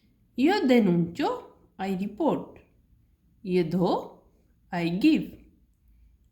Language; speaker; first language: English; non-native, learner; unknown